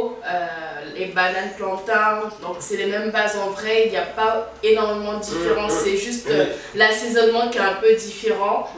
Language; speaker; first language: French; native; French